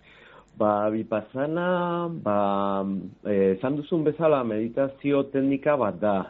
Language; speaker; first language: Basque; non-native, local second language; Spanish